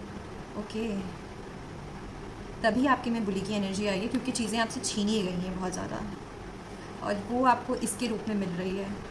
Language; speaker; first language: Hindi; native; Hindi